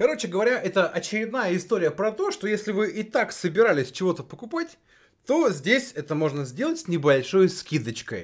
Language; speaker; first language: Russian; native; Russian